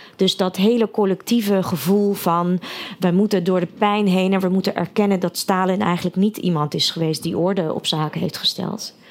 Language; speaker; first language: Dutch; early bilingual, other home language; Russian